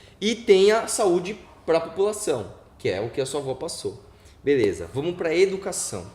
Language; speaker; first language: Portuguese; native; Portuguese